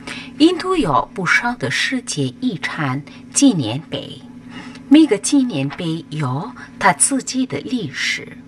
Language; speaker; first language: Chinese; non-native, fluent; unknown